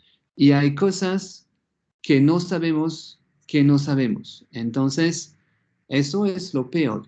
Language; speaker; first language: Spanish; non-native, fluent; French